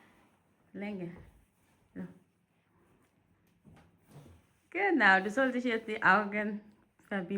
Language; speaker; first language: German; non-native, learner; French